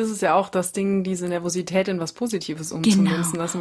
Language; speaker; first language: German; native; German